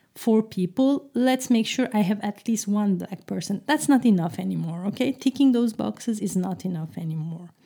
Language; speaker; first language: English; non-native, fluent; Turkish